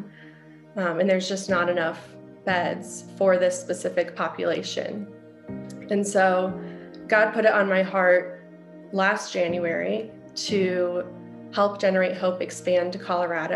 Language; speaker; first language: English; native; English